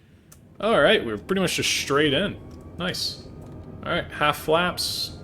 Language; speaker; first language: English; native; English